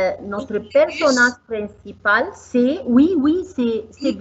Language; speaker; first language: French; non-native, fluent; Arabic